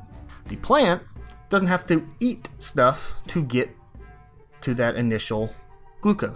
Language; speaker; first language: English; native; English